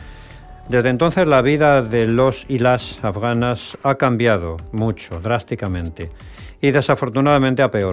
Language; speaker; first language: Spanish; native; Spanish